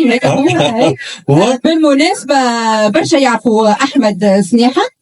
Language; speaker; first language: Arabic; native; Arabic